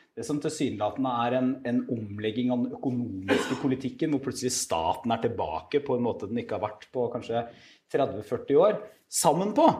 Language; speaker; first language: Norwegian; native; Norwegian